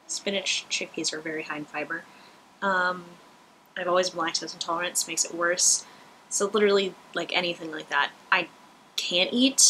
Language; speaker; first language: English; native; English